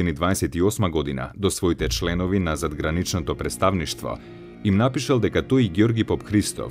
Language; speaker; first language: Macedonian; native; Macedonian